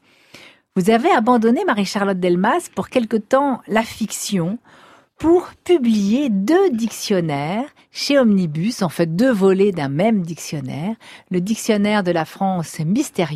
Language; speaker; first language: French; native; French